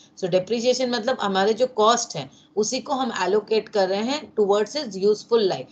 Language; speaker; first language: Hindi; non-native, local second language; Bangla